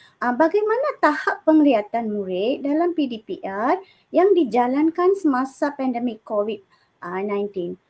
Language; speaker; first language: Malay; non-native, local second language; Tamil